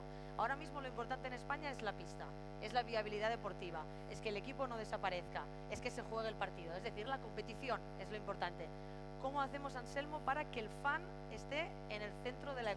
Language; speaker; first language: Spanish; native; Spanish